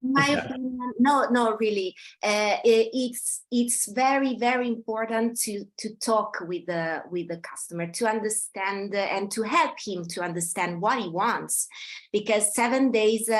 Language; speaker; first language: English; non-native, fluent; Italian